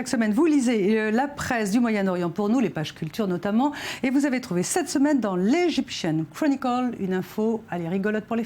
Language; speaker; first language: French; native; French